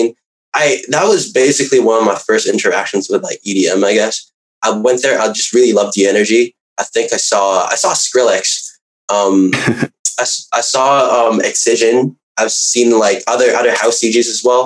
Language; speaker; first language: English; non-native, local second language; Cantonese